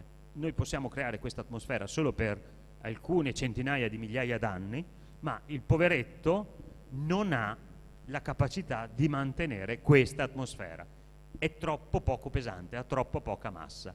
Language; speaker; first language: Italian; native; Italian